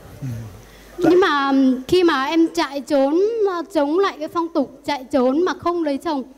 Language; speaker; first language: Vietnamese; non-native, local second language; Iu Mien